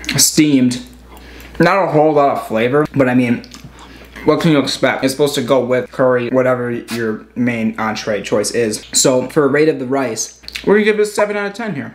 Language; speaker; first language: English; native; English